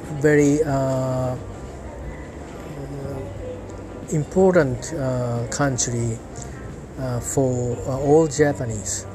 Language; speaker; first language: English; non-native, learner; Japanese